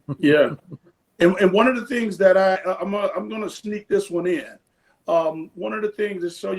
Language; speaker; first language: English; native; English